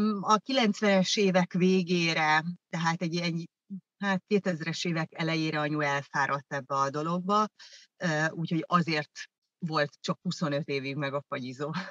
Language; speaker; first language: Hungarian; early bilingual, other home language; German